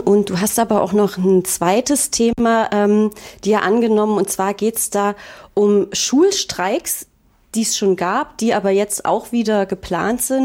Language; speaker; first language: German; native; German